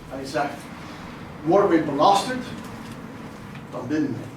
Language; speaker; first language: Dutch; non-native, fluent; English